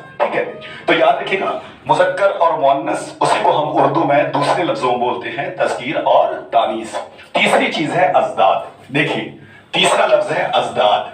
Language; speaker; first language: Urdu; native; Urdu